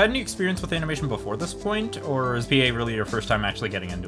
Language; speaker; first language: English; native; English